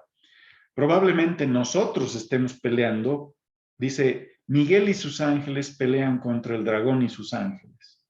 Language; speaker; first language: Spanish; native; Spanish